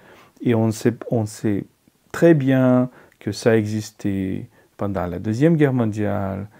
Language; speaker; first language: French; non-native, fluent; Ukrainian